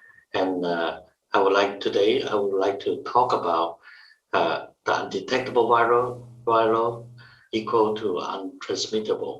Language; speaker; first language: English; non-native, fluent; Chinese